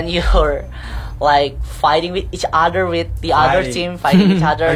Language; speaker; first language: English; non-native, learner; Indonesian